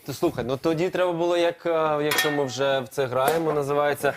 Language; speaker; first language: Ukrainian; native; Ukrainian